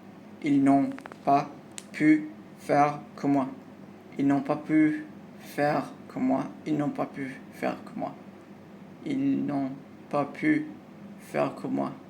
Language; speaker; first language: French; non-native, learner; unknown